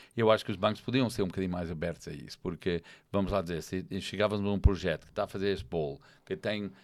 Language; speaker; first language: Portuguese; non-native, fluent; English